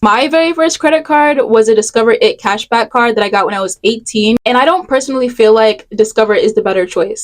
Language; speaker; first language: English; native; English